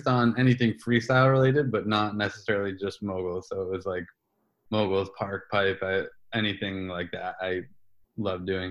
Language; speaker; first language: English; native; English